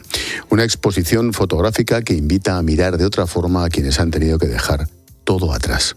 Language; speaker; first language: Spanish; native; Spanish